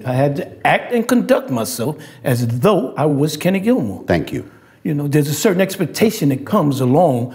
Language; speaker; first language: English; native; English